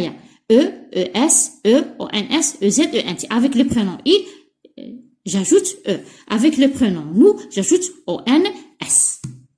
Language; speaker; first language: French; non-native, local second language; Arabic